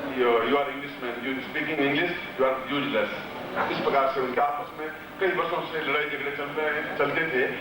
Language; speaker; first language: Hindi; native; Hindi